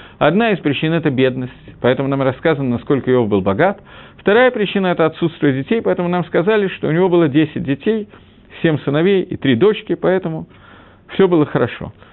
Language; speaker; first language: Russian; early bilingual, heritage; Russian